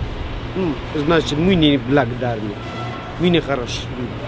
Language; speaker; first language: Russian; non-native, learner; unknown